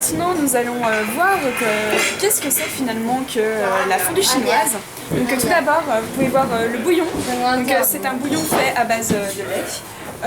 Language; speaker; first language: French; non-native, fluent; Chinese